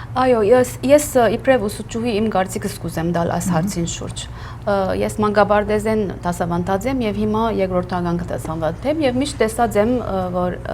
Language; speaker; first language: Armenian; early bilingual, heritage; Armenian